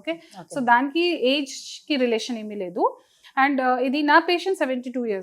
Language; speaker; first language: Telugu; non-native, local second language; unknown